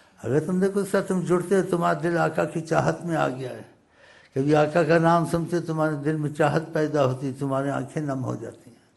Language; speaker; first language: Urdu; non-native, local second language; Saraiki